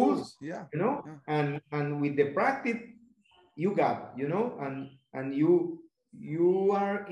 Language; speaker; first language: English; non-native, learner; Spanish